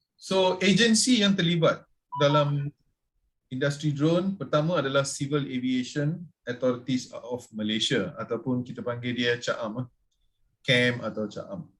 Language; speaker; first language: Malay; non-native, local second language; Tamil